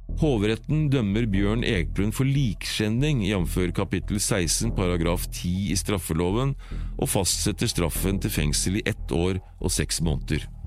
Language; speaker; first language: Norwegian; native; Norwegian